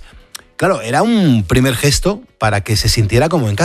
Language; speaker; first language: Spanish; native; Spanish